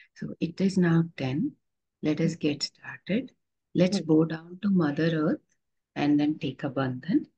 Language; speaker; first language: English; non-native, local second language; Telugu